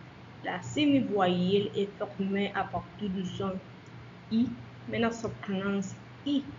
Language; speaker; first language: French; non-native, learner; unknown